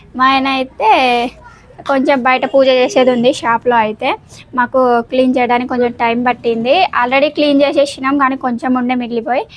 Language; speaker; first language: Telugu; native; Telugu